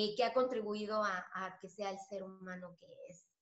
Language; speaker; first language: Spanish; native; Spanish